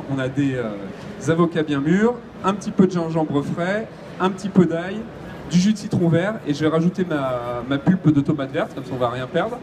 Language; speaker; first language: French; native; French